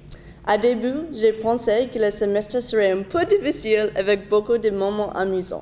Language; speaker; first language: French; non-native, learner; English